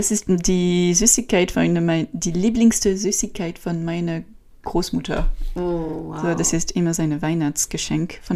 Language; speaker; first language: German; non-native, learner; French